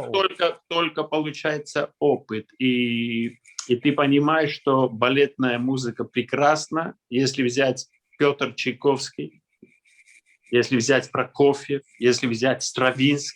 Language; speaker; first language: Russian; non-native, local second language; Armenian